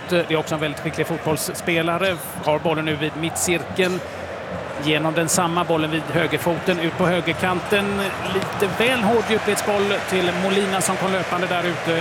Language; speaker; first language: Swedish; native; Swedish